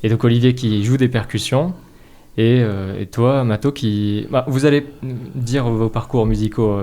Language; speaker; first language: French; native; French